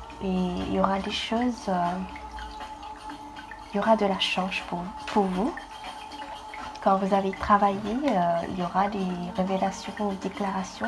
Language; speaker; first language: French; non-native, fluent; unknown